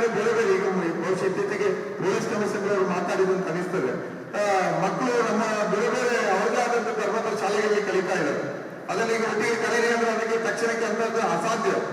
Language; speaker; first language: Kannada; non-native, local second language; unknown